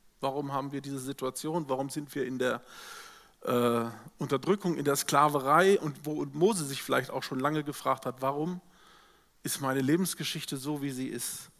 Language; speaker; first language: German; native; German